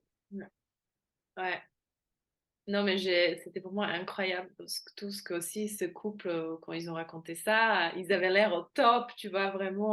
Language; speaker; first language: French; non-native, fluent; Slovak